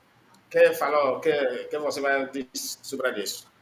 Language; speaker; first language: Portuguese; non-native, learner; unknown